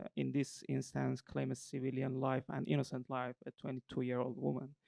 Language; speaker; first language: English; non-native, fluent; Persian